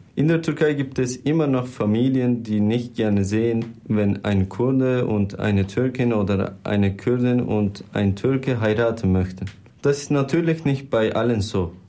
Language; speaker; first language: German; non-native, fluent; Turkish